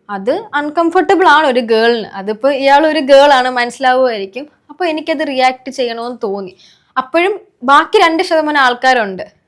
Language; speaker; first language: Malayalam; native; Malayalam